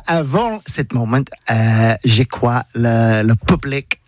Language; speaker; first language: French; non-native, learner; English